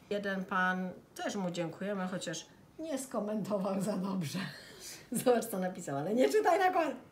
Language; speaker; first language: Polish; native; Polish